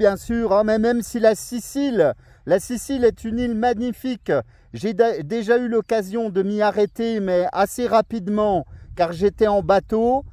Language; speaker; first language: French; native; French